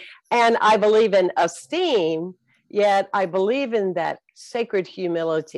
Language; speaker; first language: English; native; English